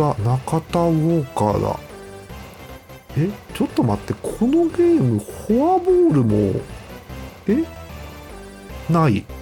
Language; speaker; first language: Japanese; native; Japanese